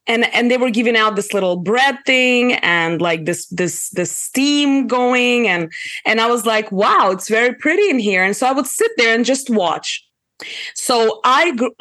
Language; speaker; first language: English; early bilingual, other home language; Russian